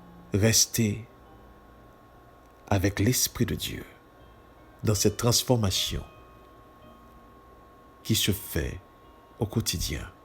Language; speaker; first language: French; native; French